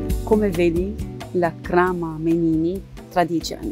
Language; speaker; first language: Italian; non-native, fluent; Romanian